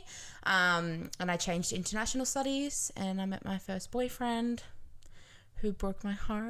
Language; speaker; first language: English; native; English